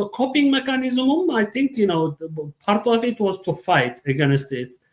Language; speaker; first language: English; non-native, local second language; Amharic